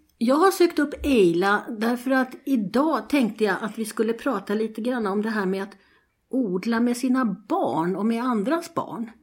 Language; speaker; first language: Swedish; native; Swedish